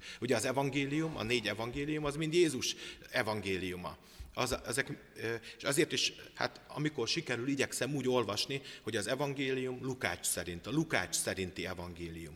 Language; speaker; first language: Hungarian; native; Hungarian